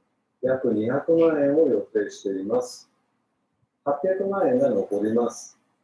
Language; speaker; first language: Japanese; native; Japanese